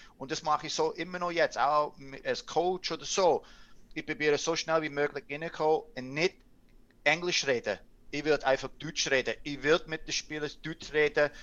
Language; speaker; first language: German; early bilingual, heritage; English